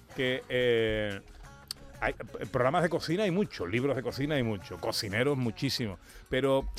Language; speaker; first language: Spanish; native; Spanish